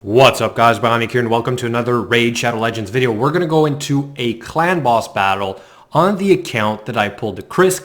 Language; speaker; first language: English; native; English